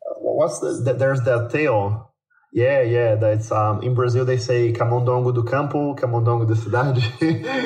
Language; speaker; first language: English; non-native, fluent; Portuguese